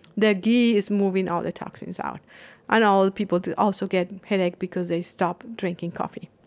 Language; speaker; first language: English; non-native, fluent; Spanish